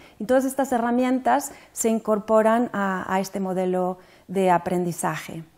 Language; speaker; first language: Spanish; native; Spanish